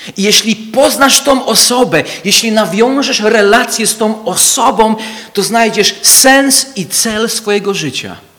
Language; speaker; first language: Polish; non-native, fluent; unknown